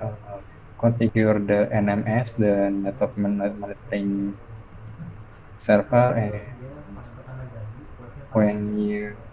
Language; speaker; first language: English; non-native, fluent; Indonesian